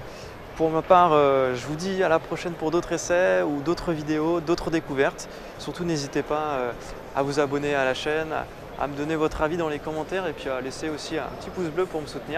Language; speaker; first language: French; native; French